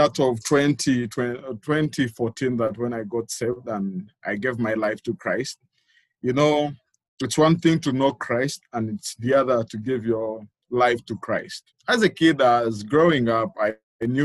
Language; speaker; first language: English; non-native, local second language; Ganda